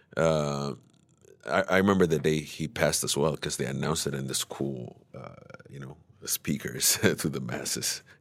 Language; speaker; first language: English; early bilingual, other home language; Amharic